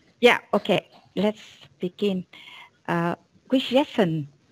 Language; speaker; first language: English; non-native, fluent; Vietnamese